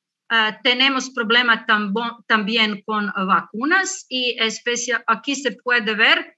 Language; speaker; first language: Spanish; non-native, learner; Croatian